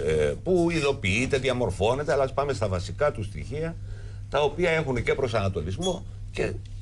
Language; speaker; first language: Greek; native; Greek